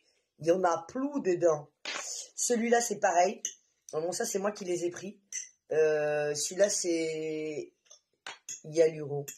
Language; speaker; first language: French; native; French